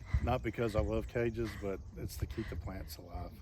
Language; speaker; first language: English; native; English